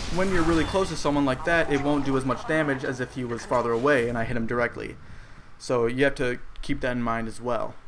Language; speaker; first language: English; native; English